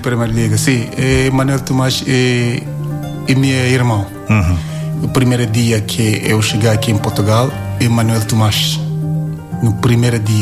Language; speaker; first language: Portuguese; non-native, learner; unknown